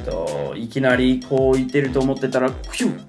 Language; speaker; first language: Japanese; non-native, fluent; English